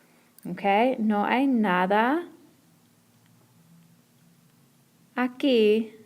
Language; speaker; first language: Spanish; non-native, fluent; English